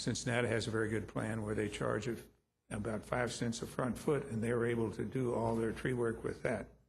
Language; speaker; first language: English; native; English